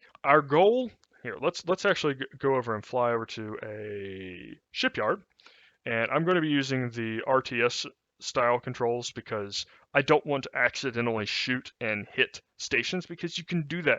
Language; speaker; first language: English; native; English